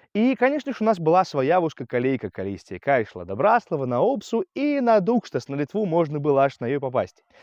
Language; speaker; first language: Belarusian; native; Belarusian